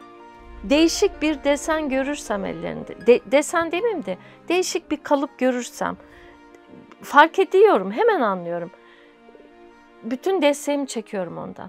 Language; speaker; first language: Turkish; native; Turkish